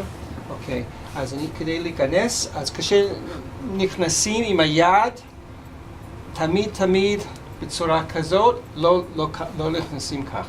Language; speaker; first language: Hebrew; non-native, fluent; English